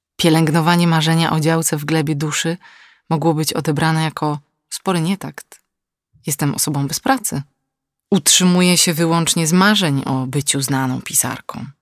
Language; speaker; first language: Polish; native; Polish